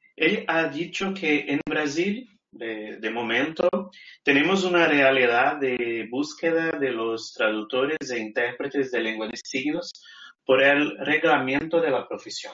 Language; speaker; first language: Spanish; non-native, fluent; Portuguese